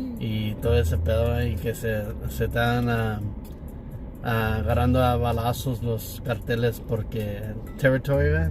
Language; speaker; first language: Spanish; early bilingual, heritage; English